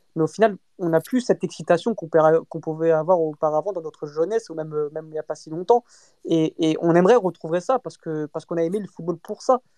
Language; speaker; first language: French; early bilingual, other home language; Portuguese